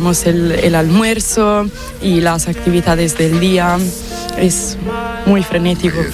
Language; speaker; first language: Spanish; non-native, fluent; Italian